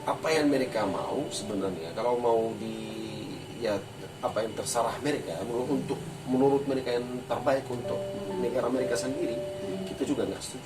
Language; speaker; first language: Indonesian; non-native, fluent; Arabic